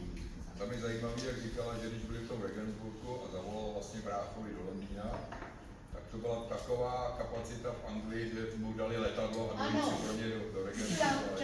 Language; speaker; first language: Czech; native; Czech